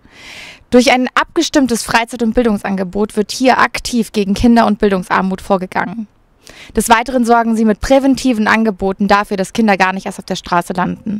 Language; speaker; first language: German; native; German